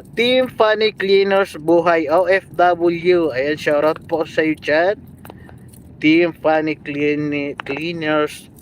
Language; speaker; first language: Filipino; native; Filipino